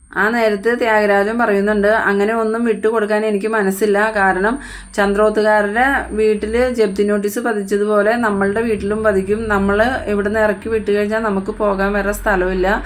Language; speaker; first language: Malayalam; native; Malayalam